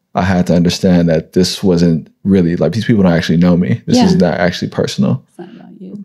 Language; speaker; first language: English; native; English